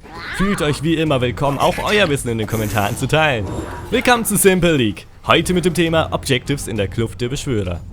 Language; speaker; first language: German; native; German